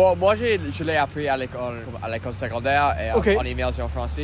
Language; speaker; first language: French; non-native, local second language; English